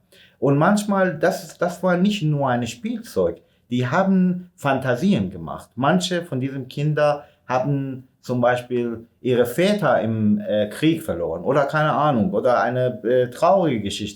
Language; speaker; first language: German; non-native, fluent; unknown